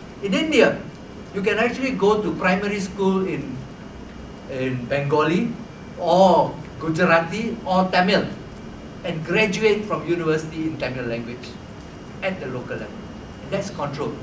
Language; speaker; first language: English; non-native, local second language; Malay